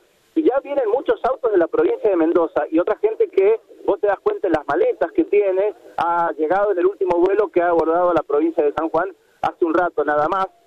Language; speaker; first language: Spanish; native; Spanish